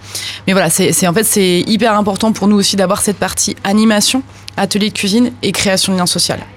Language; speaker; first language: French; native; French